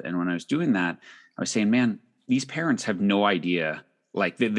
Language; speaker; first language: English; native; English